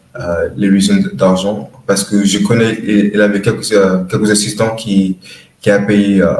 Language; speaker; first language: French; non-native, learner; English